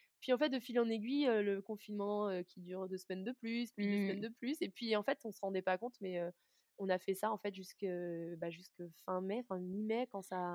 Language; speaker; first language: French; native; French